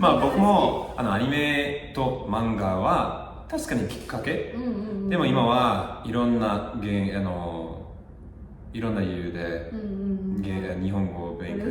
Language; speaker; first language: Japanese; non-native, learner; English